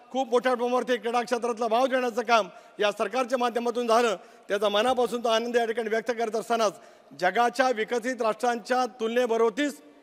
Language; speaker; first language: Marathi; native; Marathi